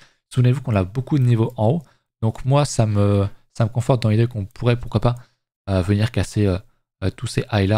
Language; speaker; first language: French; native; French